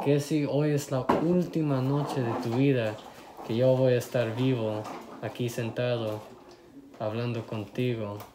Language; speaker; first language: Spanish; early bilingual, other home language; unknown